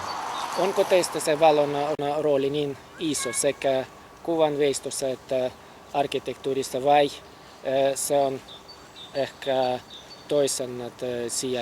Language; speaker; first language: Finnish; non-native, fluent; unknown